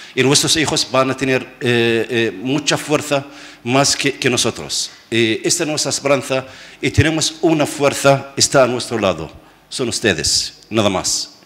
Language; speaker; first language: Spanish; non-native, fluent; Arabic